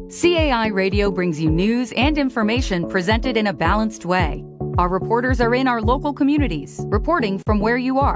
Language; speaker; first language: English; native; English